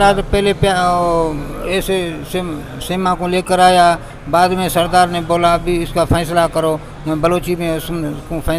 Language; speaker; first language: Hindi; non-native, local second language; Baluchi